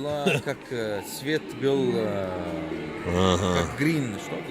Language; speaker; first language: Russian; non-native, learner; Arabic